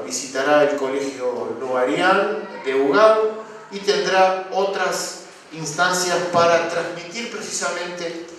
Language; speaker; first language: Spanish; native; Spanish